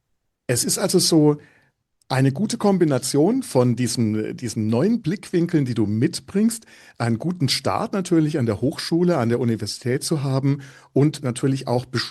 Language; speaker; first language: German; native; German